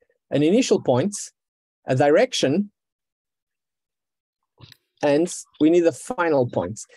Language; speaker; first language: English; non-native, fluent; Portuguese